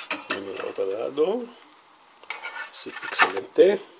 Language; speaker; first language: Spanish; non-native, learner; Hebrew